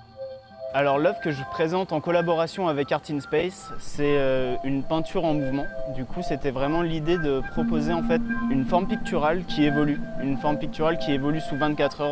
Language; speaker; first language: French; native; French